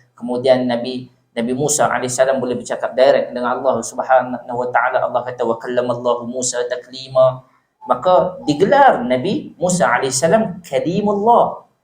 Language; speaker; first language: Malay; native; Malay